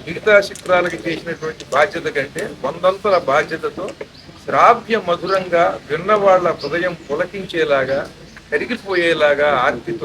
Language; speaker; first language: Telugu; native; Telugu